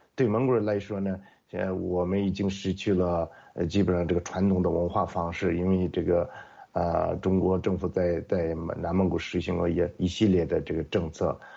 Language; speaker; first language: Chinese; non-native, local second language; Mongolian